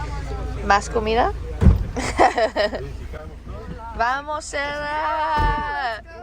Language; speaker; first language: Spanish; non-native, fluent; English